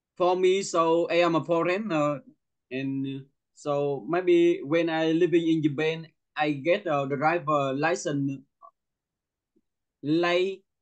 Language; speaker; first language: English; non-native, learner; Vietnamese